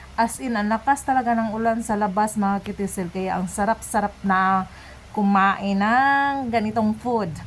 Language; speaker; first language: Filipino; non-native, local second language; Cebuano